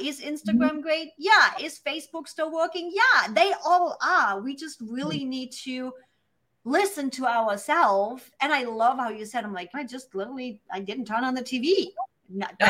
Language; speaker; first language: English; non-native, fluent; German